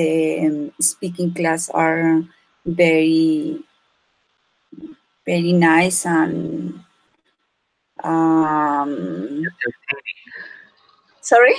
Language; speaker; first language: English; non-native, learner; Spanish